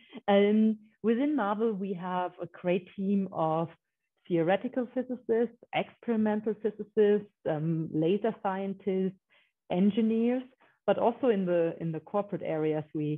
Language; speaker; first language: English; non-native, fluent; German